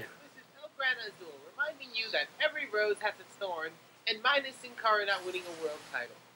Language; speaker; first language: English; native; English